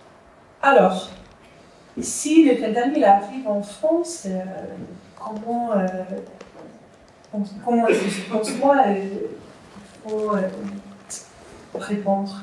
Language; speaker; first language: French; non-native, fluent; English